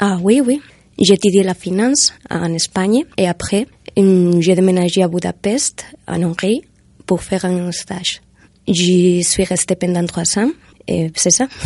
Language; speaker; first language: French; non-native, fluent; Spanish